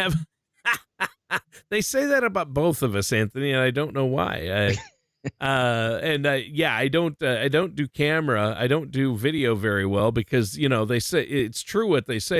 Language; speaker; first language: English; native; English